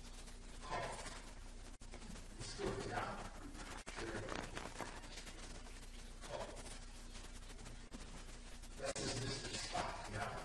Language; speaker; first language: German; non-native, fluent; English